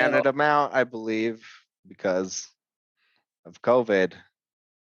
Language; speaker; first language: English; native; English